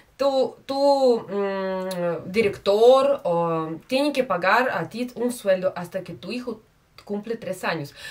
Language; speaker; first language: Spanish; non-native, fluent; Russian